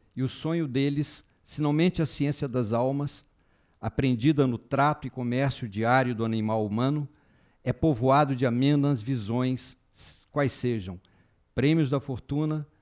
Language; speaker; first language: Portuguese; native; Portuguese